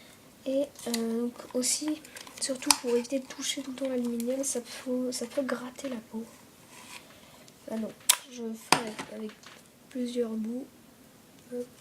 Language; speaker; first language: French; native; French